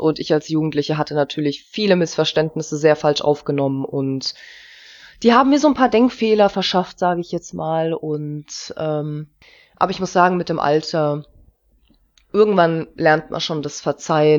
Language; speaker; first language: German; native; German